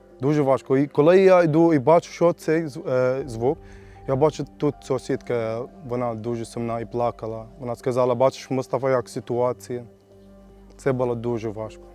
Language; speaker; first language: Ukrainian; non-native, learner; Arabic